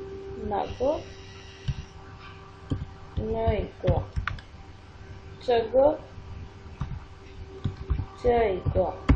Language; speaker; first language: Chinese; non-native, fluent; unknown